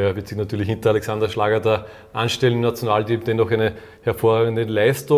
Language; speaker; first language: German; native; German